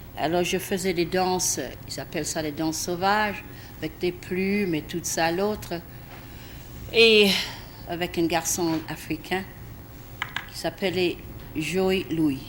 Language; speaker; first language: French; non-native, fluent; English